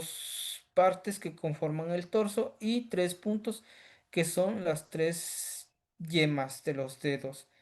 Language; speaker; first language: Spanish; native; Spanish